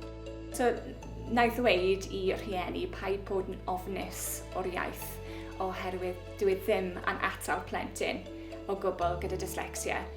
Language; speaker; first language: Welsh; non-native, local second language; English